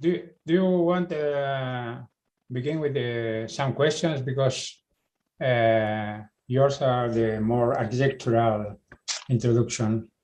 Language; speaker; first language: English; non-native, learner; Spanish